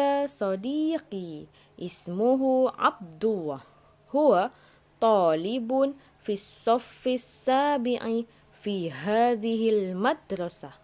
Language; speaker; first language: Arabic; non-native, fluent; Indonesian